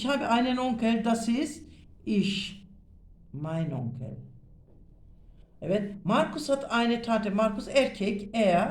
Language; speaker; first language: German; non-native, fluent; Turkish